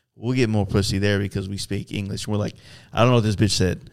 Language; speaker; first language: English; native; English